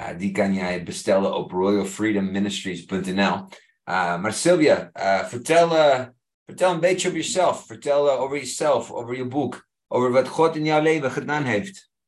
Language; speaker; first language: Dutch; non-native, fluent; English